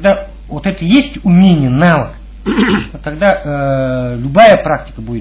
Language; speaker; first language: Russian; native; Russian